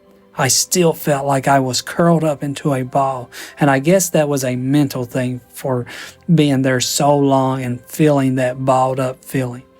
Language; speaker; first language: English; native; English